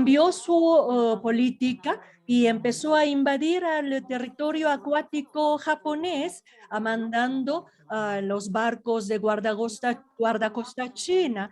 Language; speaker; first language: Spanish; non-native, fluent; Japanese